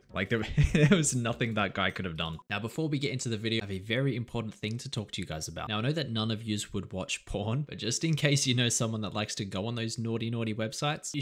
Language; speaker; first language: English; native; English